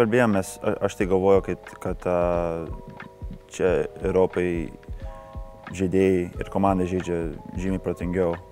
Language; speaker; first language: Lithuanian; early bilingual, heritage; Lithuanian